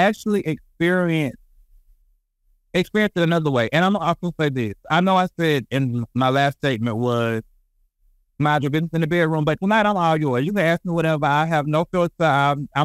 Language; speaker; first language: English; native; English